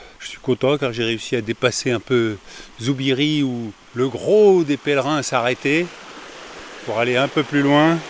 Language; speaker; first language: French; native; French